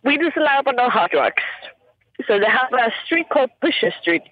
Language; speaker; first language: English; non-native, fluent; Danish